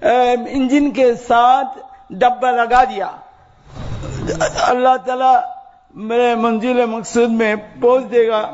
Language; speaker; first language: Hindi; non-native, learner; Bangla